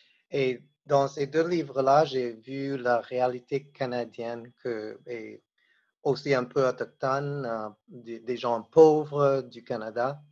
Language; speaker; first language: French; non-native, fluent; English